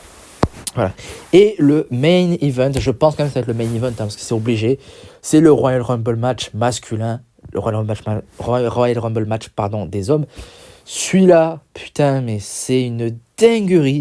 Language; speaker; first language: French; native; French